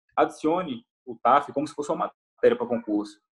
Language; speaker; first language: Portuguese; native; Portuguese